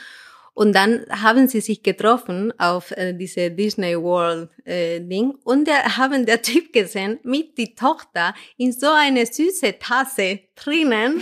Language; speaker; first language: German; non-native, fluent; Spanish